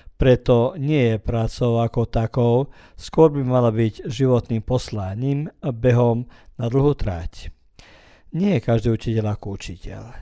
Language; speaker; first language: Slovak; early bilingual, heritage; Slovak